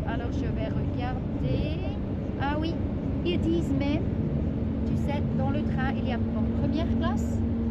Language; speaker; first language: French; non-native, local second language; German